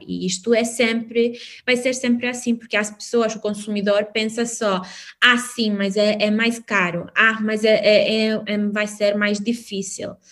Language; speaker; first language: Portuguese; non-native, fluent; Albanian